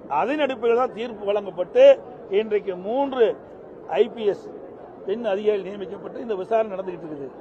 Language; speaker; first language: Tamil; native; Tamil